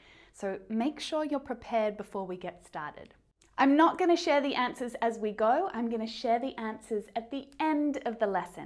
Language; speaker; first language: English; native; English